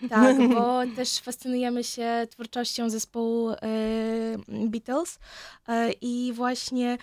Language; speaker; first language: Polish; non-native, fluent; Ukrainian